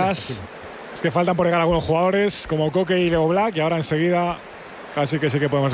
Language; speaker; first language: Spanish; native; Spanish